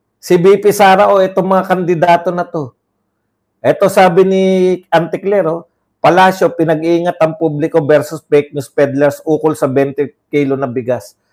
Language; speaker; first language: Filipino; non-native, local second language; Iloko